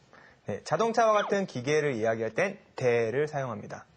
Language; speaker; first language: Korean; native; Korean